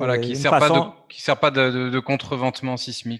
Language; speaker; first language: French; native; French